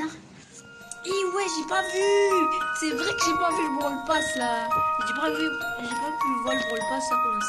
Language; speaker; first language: French; native; French